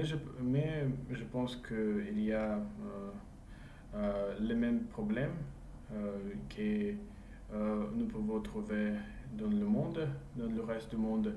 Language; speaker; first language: French; non-native, learner; English